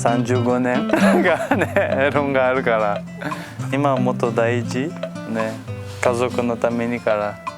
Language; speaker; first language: Japanese; non-native, learner; Portuguese